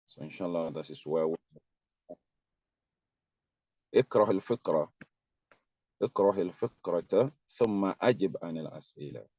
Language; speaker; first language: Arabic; non-native, fluent; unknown